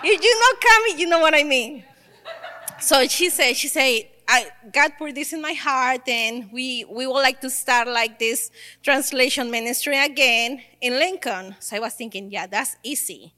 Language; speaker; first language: English; non-native, learner; Spanish